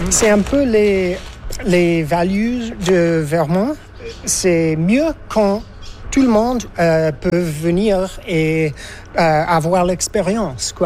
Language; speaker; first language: French; non-native, fluent; English